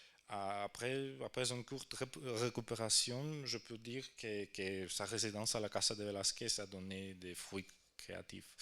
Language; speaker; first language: French; non-native, fluent; Ukrainian